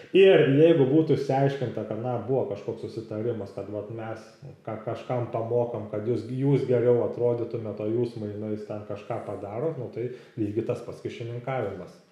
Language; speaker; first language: Lithuanian; native; Lithuanian